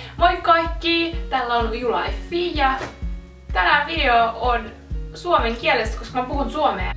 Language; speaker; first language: Finnish; non-native, fluent; Russian